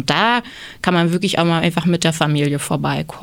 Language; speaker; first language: German; native; German